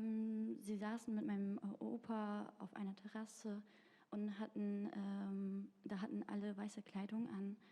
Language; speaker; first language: German; early bilingual, other home language; Turkish